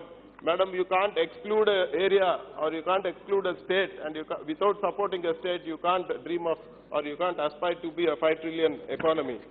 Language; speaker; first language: English; non-native, local second language; Telugu